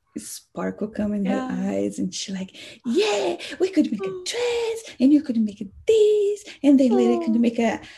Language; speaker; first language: English; non-native, fluent; Portuguese